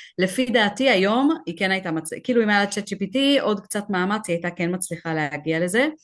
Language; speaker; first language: Hebrew; native; Hebrew